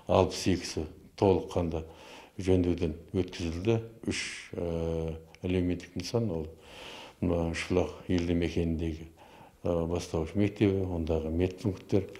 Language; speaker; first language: Kazakh; native; Kazakh